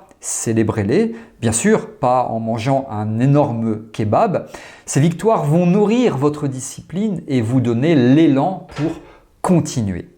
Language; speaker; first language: French; native; French